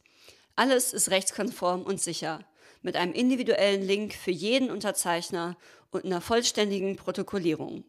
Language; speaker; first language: German; native; German